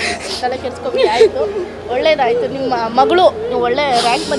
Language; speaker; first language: Kannada; native; Kannada